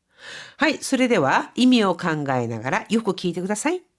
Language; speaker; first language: Japanese; non-native, fluent; Korean